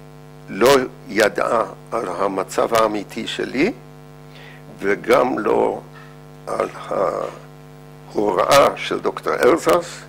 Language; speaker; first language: Hebrew; non-native, fluent; Dutch